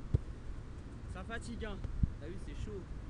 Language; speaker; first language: French; native; French